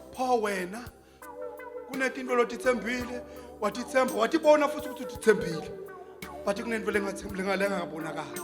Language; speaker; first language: Zulu; non-native, local second language; Swati